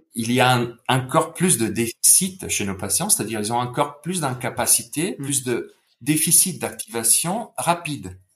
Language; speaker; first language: French; non-native, fluent; Italian